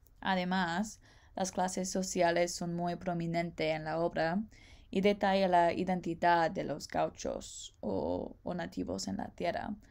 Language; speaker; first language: Spanish; non-native, learner; English